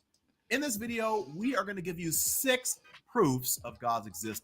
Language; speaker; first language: English; native; English